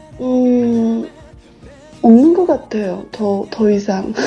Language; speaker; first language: Korean; non-native, learner; Chinese